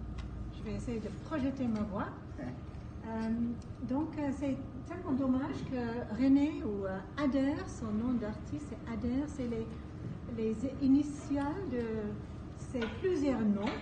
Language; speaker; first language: French; non-native, fluent; English